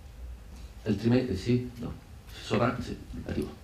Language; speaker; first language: Italian; native; Italian